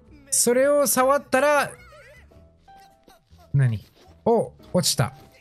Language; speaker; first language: Japanese; non-native, fluent; English